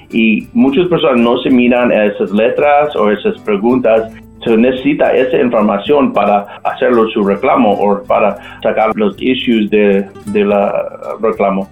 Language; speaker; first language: Spanish; non-native, local second language; English